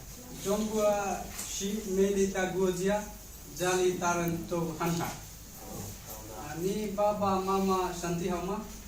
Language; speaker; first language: Chinese; non-native, learner; Bangla